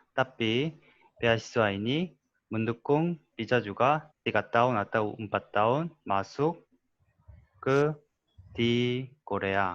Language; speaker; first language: Indonesian; non-native, learner; Korean